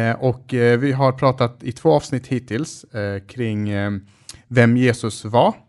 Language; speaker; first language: Swedish; early bilingual, other home language; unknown